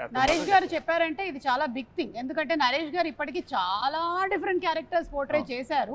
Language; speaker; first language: Telugu; native; Telugu